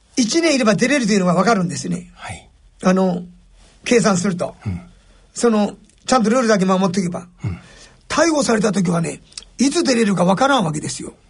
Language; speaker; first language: Japanese; native; Japanese